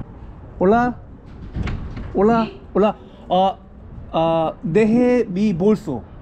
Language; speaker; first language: Spanish; non-native, learner; Korean